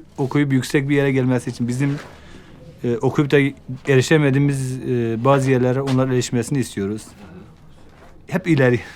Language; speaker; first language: Turkish; native; Turkish